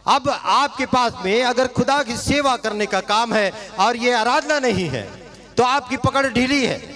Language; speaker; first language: Hindi; non-native, local second language; Marathi